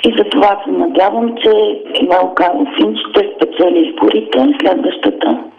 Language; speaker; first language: German; non-native, fluent; Bulgarian